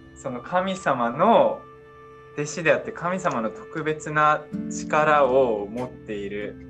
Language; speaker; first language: Japanese; native; Japanese